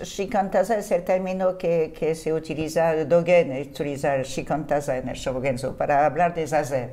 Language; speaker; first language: Spanish; non-native, fluent; French